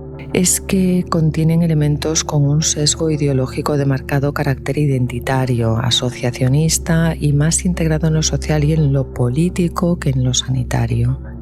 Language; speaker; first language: Spanish; native; Spanish